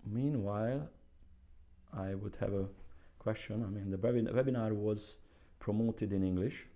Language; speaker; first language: English; non-native, fluent; Hungarian